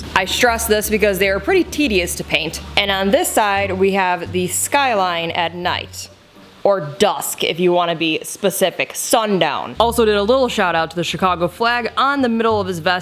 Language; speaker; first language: English; native; English